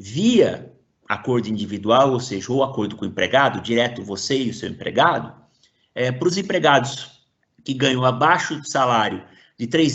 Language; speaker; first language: Portuguese; native; Portuguese